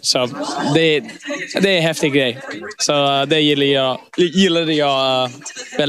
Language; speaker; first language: Swedish; early bilingual, heritage; English